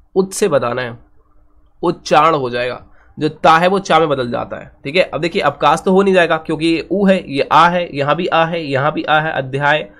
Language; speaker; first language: Hindi; native; Hindi